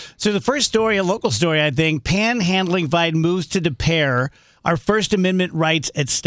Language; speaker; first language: English; native; English